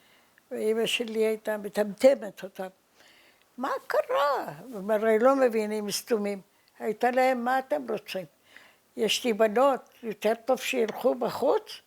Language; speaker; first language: Hebrew; early bilingual, other home language; Arabic